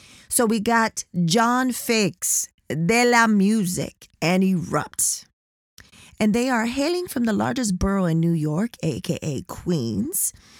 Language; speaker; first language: English; native; English